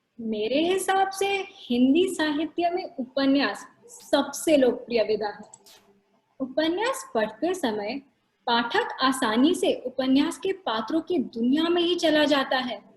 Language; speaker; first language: Hindi; non-native, local second language; Marathi